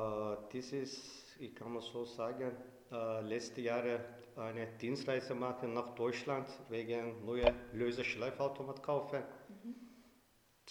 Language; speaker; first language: German; non-native, learner; Turkish